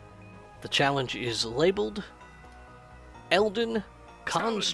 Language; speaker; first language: English; native; English